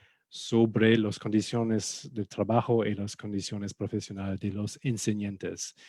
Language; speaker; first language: Spanish; non-native, fluent; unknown